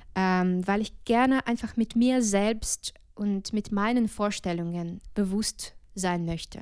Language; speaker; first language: German; non-native, fluent; Ukrainian